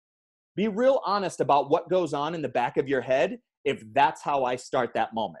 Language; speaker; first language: English; native; English